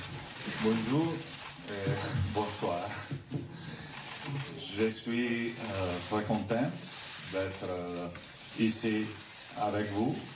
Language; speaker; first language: French; non-native, learner; Italian